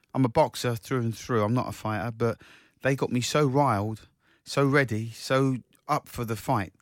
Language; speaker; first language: English; native; English